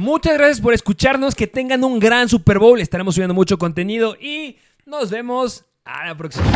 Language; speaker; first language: Spanish; native; Spanish